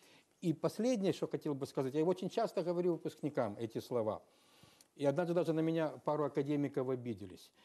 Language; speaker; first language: Russian; native; Russian